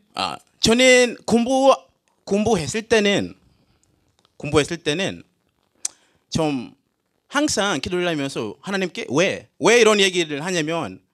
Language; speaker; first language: Korean; non-native, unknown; Swahili